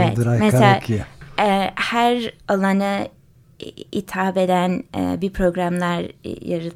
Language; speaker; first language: Turkish; early bilingual, heritage; English